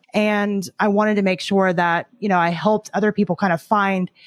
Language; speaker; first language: English; native; English